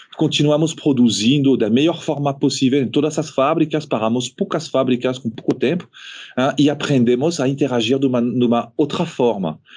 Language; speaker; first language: Portuguese; non-native, fluent; French